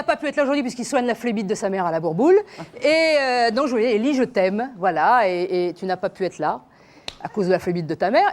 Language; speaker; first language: French; native; French